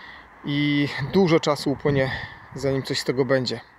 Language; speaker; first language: Polish; native; Polish